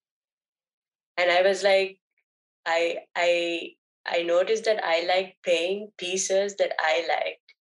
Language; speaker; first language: English; non-native, local second language; Sinhala